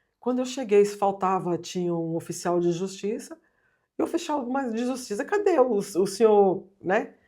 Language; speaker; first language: Portuguese; native; Portuguese